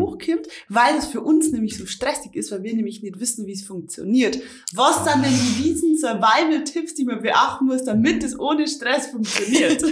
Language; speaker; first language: German; native; German